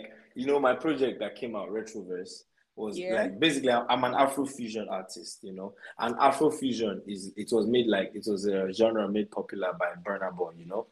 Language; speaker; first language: English; non-native, local second language; Yoruba